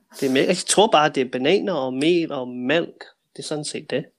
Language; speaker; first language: Danish; early bilingual, heritage; Danish